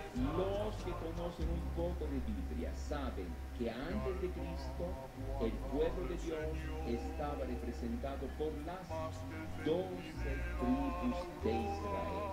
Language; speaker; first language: Spanish; non-native, fluent; Italian